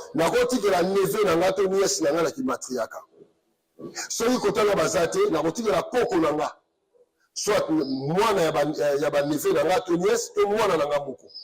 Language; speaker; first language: Lingala; non-native, local second language; Kongo